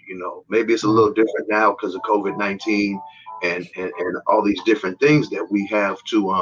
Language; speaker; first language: English; native; English